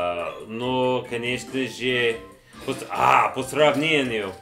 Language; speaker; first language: Russian; non-native, learner; English